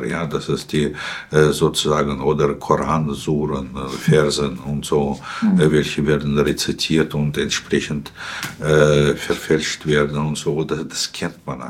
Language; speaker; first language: German; non-native, fluent; Russian